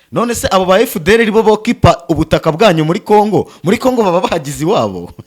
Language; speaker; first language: Kinyarwanda; native; Kinyarwanda